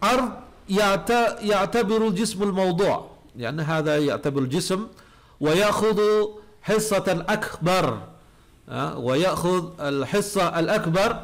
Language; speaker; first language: Arabic; non-native, fluent; Indonesian